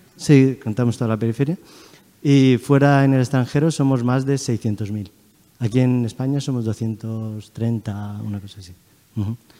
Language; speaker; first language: Spanish; early bilingual, other home language; Chinese